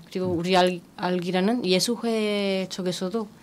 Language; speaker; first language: Korean; non-native, fluent; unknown